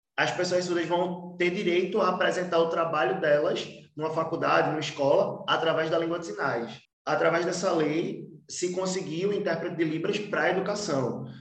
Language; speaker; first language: Portuguese; native; Portuguese